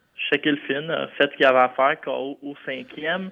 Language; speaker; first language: French; native; French